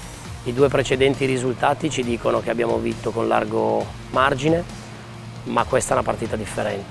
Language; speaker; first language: Italian; native; Italian